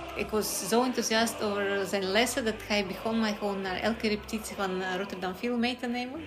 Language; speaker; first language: Dutch; non-native, fluent; Russian